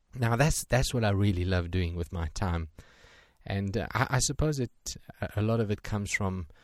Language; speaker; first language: English; native; English